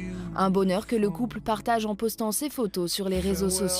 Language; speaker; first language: French; native; French